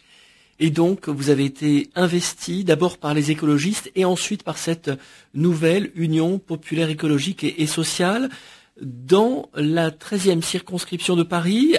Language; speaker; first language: French; native; French